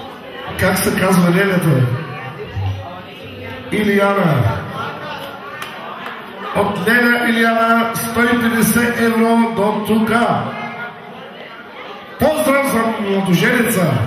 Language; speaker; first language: Bulgarian; non-native, local second language; Turkish